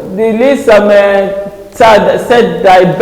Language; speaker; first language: Swedish; non-native, learner; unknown